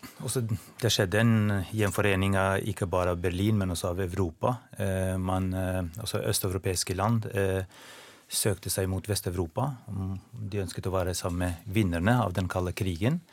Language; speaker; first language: Norwegian; non-native, fluent; Albanian